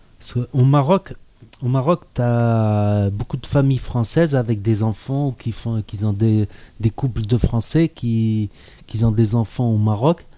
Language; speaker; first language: French; native; French